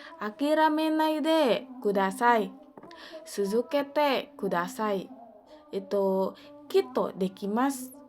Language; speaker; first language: Japanese; non-native, learner; Indonesian